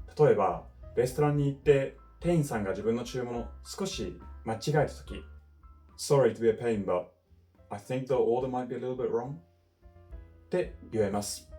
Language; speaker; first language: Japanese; non-native, fluent; English